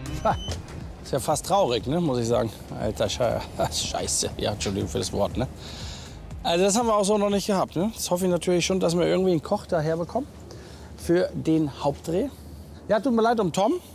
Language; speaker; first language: German; native; German